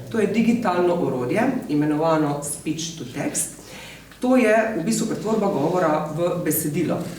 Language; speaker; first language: Slovenian; native; Slovenian